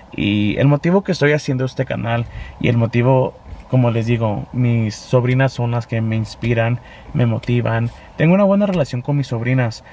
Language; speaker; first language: English; native; English